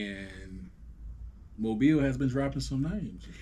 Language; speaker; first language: English; native; English